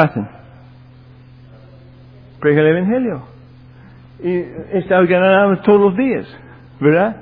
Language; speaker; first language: Spanish; non-native, fluent; English